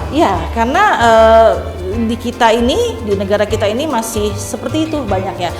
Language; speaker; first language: Indonesian; native; Indonesian